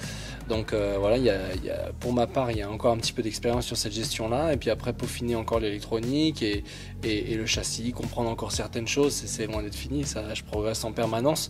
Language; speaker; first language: French; native; French